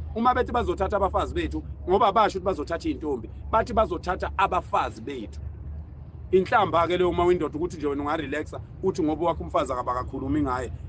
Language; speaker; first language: Zulu; native; Zulu